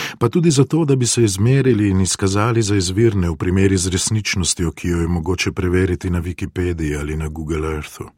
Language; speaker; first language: Slovenian; non-native, fluent; Spanish